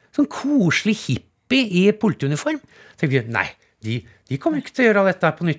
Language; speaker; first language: Norwegian; native; Norwegian